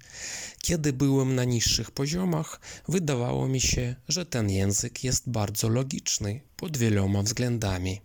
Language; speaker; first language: Polish; non-native, fluent; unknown